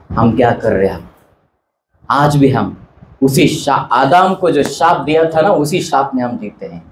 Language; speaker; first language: Hindi; non-native, local second language; Marathi